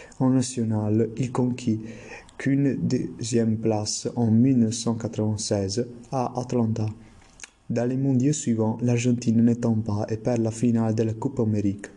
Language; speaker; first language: French; non-native, learner; Italian